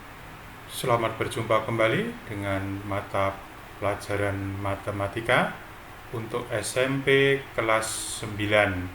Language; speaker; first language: Indonesian; native; Indonesian